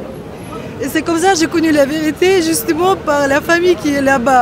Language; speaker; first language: French; non-native, fluent; Russian